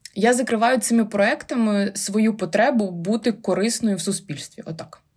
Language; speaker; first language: Ukrainian; non-native, local second language; Russian